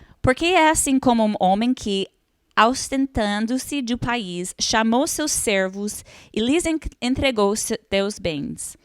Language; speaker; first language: Portuguese; non-native, fluent; English